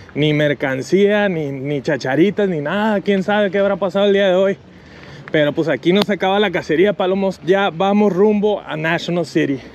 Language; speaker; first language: Spanish; native; Spanish